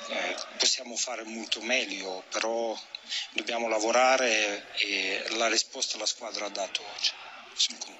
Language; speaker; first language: Italian; non-native, fluent; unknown